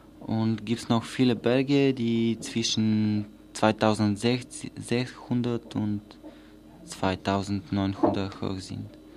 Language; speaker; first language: German; non-native, learner; Bulgarian